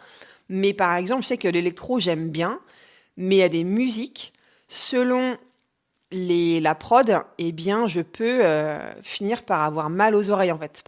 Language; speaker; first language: French; native; French